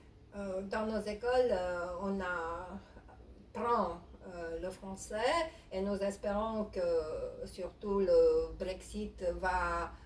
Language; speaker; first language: French; non-native, fluent; Romanian